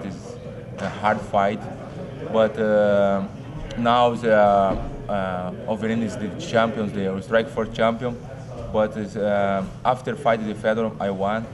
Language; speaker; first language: English; non-native, learner; Portuguese